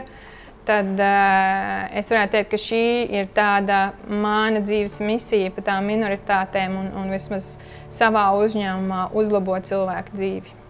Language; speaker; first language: Latvian; early bilingual, heritage; Latvian